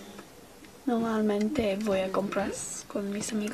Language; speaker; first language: Spanish; non-native, learner; English